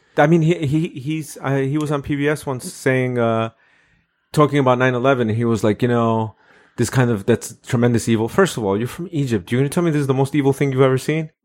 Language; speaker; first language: English; native; English